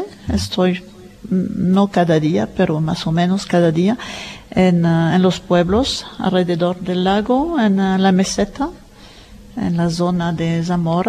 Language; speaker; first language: Spanish; non-native, fluent; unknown